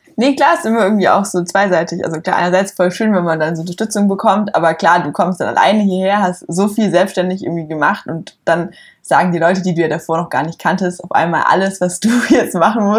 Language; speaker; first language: German; native; German